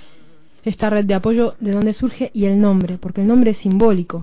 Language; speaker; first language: Spanish; native; Spanish